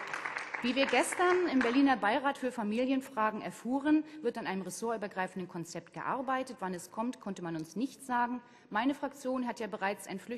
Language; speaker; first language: German; native; German